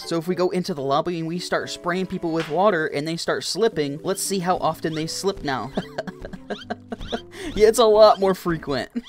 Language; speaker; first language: English; native; English